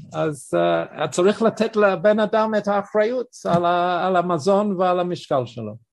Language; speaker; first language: Hebrew; non-native, fluent; English